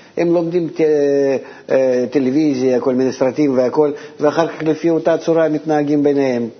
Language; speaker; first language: Hebrew; non-native, fluent; Russian